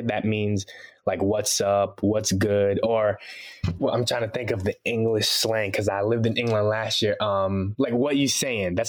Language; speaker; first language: English; early bilingual, other home language; Haitian Creole